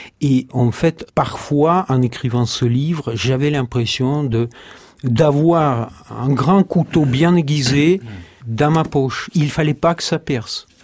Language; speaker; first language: French; non-native, fluent; Russian